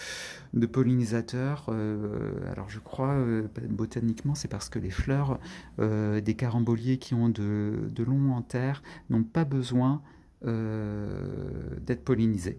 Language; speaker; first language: French; native; French